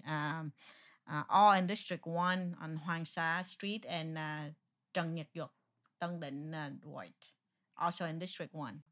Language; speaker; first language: English; non-native, fluent; Vietnamese